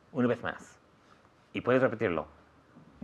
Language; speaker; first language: Spanish; non-native, fluent; English